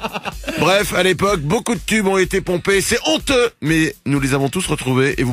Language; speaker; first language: French; native; French